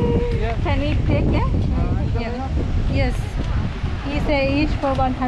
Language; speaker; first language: English; non-native, learner; Thai